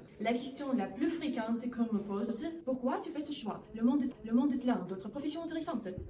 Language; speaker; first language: French; non-native, fluent; Russian